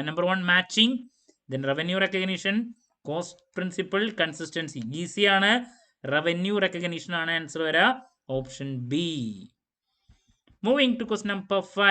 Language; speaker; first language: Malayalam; native; Malayalam